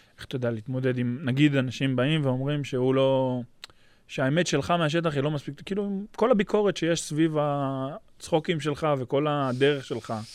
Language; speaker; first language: Hebrew; native; Hebrew